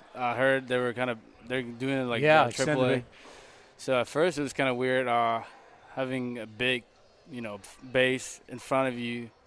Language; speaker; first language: English; non-native, fluent; Spanish